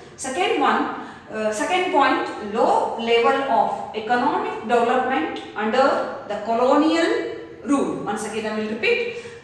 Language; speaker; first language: English; non-native, local second language; Kannada